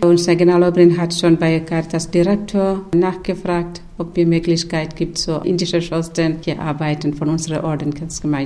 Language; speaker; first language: German; non-native, learner; Malayalam